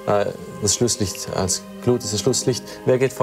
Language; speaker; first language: German; native; German